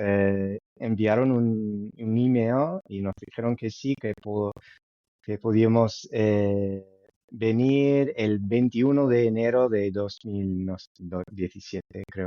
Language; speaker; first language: Spanish; non-native, fluent; English